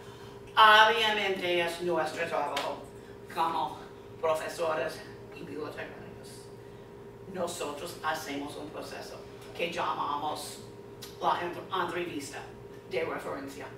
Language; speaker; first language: Spanish; non-native, fluent; English